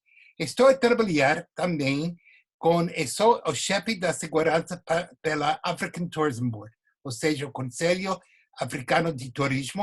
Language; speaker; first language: Portuguese; non-native, fluent; English